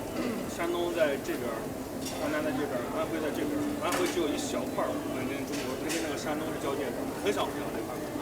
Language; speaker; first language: Chinese; native; Chinese